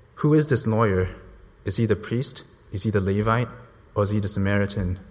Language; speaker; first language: English; non-native, local second language; Cantonese